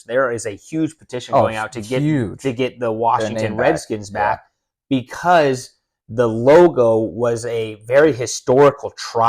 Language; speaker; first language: English; native; English